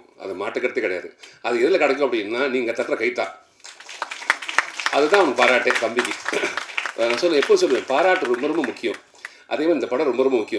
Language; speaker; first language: Tamil; native; Tamil